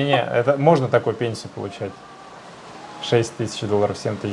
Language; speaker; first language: Russian; native; Russian